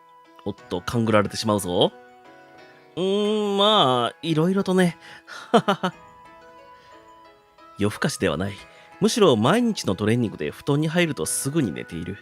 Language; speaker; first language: Japanese; native; Japanese